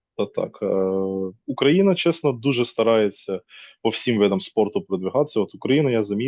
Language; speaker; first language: Ukrainian; native; Ukrainian